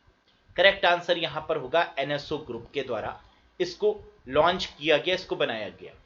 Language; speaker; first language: Hindi; native; Hindi